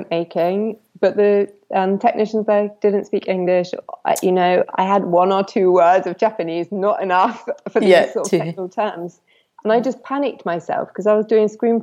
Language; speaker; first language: English; native; English